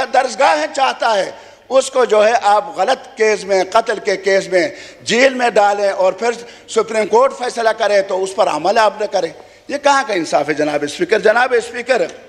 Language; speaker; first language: Urdu; non-native, local second language; Khowar